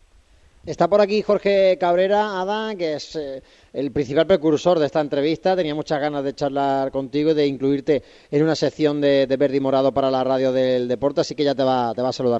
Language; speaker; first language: Spanish; native; Spanish